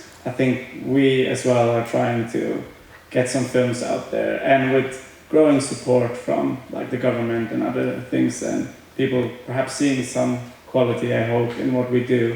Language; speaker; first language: English; non-native, fluent; Faroese